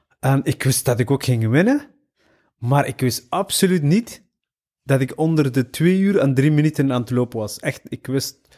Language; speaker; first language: Dutch; early bilingual, other home language; Somali